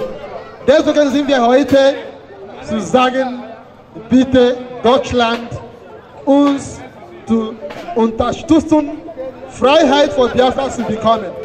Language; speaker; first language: German; non-native, fluent; Igbo